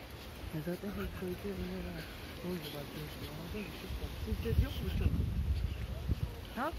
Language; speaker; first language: Turkish; non-native, learner; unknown